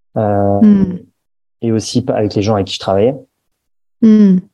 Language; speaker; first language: French; native; French